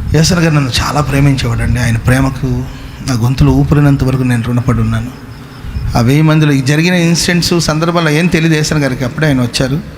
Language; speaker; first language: Telugu; non-native, local second language; Kannada